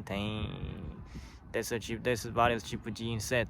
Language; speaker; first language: Portuguese; non-native, learner; Chinese